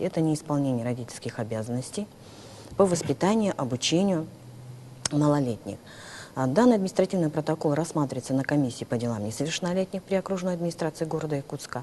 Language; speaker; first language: Russian; native; Russian